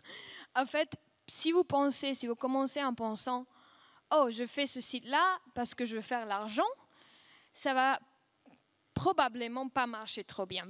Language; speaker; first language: French; non-native, fluent; Russian